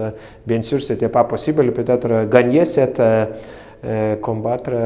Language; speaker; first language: French; non-native, fluent; Lithuanian